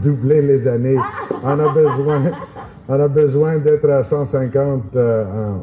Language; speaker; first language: French; non-native, local second language; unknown